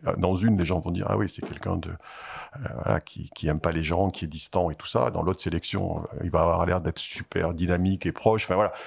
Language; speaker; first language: French; native; French